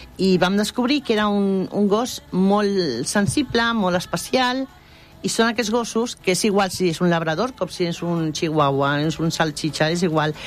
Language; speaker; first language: Catalan; non-native, local second language; Spanish